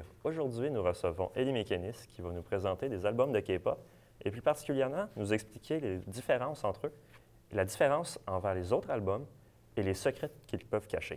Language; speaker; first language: French; native; French